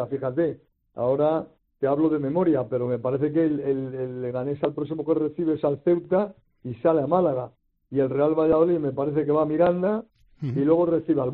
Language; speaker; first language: Spanish; native; Spanish